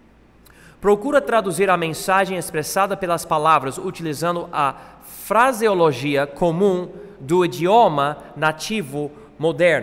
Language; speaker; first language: Portuguese; non-native, fluent; English